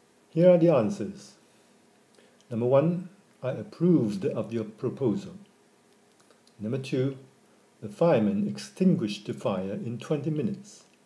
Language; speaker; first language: English; non-native, local second language; Cantonese